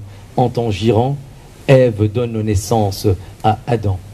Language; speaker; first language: French; non-native, local second language; Arabic